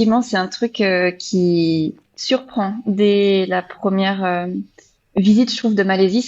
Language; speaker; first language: French; native; French